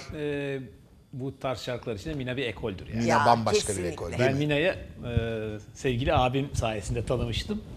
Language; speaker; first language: Turkish; native; Turkish